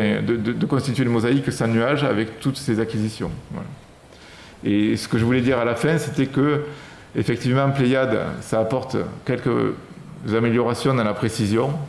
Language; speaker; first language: French; native; French